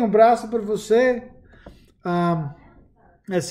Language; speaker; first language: Portuguese; non-native, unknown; English